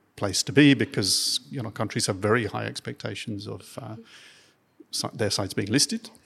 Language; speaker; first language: English; native; English